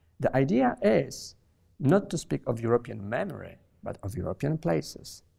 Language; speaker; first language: English; non-native, fluent; Polish